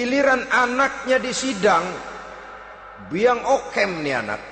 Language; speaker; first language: Indonesian; native; Indonesian